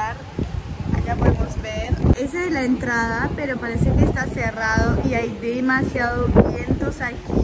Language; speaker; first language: Spanish; non-native, fluent; French